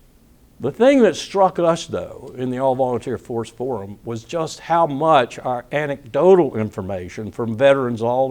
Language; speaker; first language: English; native; English